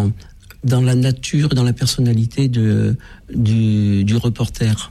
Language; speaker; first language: French; native; French